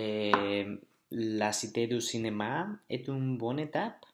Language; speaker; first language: French; non-native, learner; Spanish